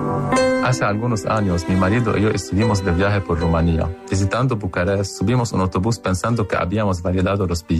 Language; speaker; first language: Spanish; native; Spanish